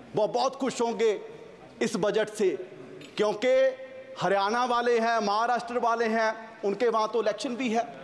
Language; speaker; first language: Hindi; native; Hindi